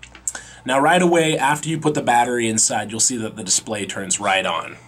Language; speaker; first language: English; native; English